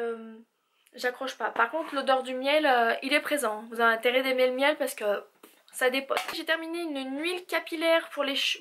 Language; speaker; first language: French; native; French